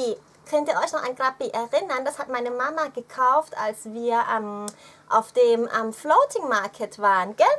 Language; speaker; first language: German; early bilingual, other home language; Thai